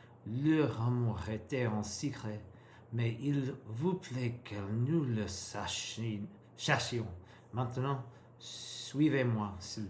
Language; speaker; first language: French; non-native, learner; English